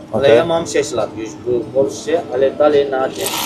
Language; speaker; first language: Polish; non-native, learner; Turkish